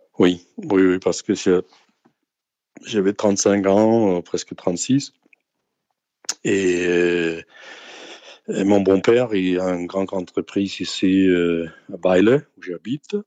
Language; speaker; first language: French; non-native, fluent; Danish